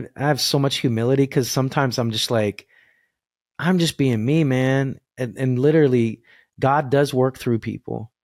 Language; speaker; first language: English; native; English